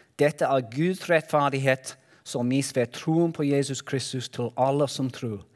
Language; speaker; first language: Norwegian; non-native, learner; Welsh